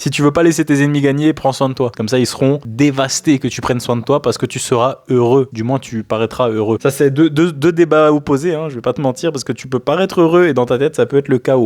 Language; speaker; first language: French; native; French